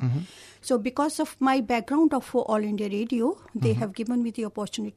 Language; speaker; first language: English; non-native, local second language; Hindi